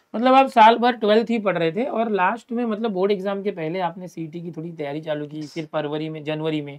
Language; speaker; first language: Hindi; non-native, local second language; Marathi